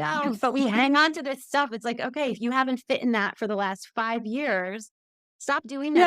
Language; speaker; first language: English; native; English